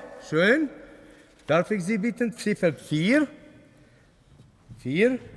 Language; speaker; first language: German; non-native, fluent; Latvian